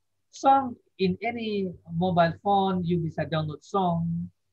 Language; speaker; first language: English; non-native, fluent; Indonesian